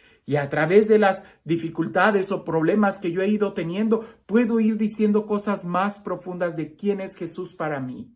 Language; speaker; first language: Spanish; native; Spanish